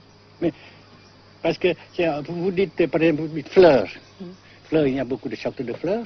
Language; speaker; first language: French; non-native, local second language; Vietnamese